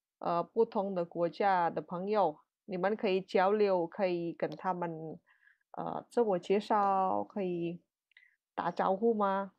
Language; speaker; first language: Chinese; non-native, fluent; Indonesian